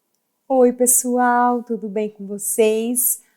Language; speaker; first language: Portuguese; native; Portuguese